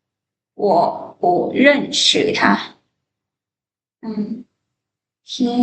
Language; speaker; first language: Chinese; non-native, fluent; Lao